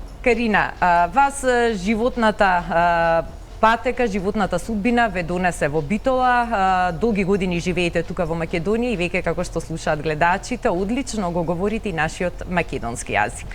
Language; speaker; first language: Macedonian; native; Macedonian